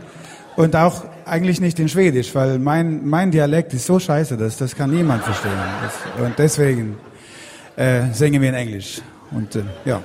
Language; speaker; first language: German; non-native, learner; Swedish